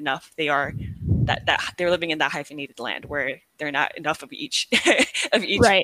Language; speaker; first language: English; early bilingual, other home language; Korean